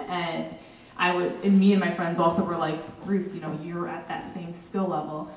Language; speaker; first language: English; native; English